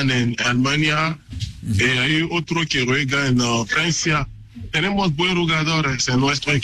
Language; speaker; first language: Spanish; non-native, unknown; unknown